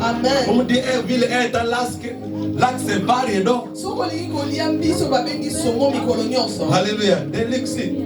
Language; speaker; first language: Swedish; non-native, fluent; Lingala